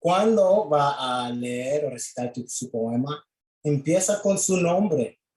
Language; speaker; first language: Spanish; early bilingual, other home language; English